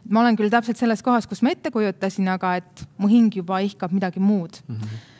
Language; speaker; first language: Estonian; native; Estonian